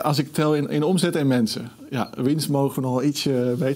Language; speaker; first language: Dutch; native; Dutch